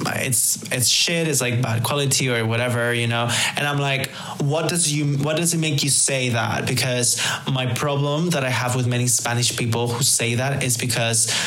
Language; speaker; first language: English; early bilingual, other home language; Spanish